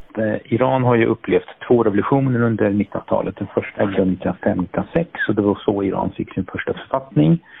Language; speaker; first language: Swedish; early bilingual, other home language; Persian